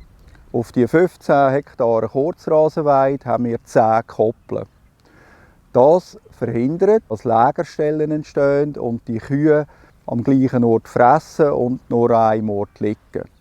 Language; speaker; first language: German; native; German